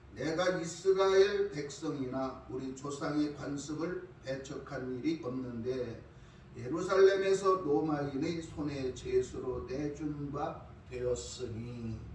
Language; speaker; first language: Korean; native; Korean